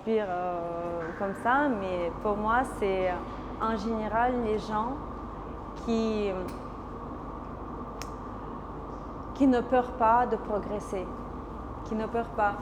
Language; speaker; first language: French; non-native, learner; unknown